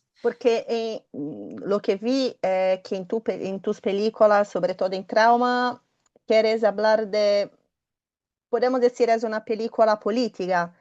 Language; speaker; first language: Spanish; non-native, fluent; Portuguese